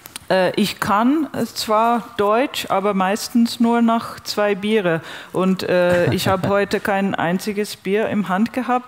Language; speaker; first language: German; non-native, fluent; English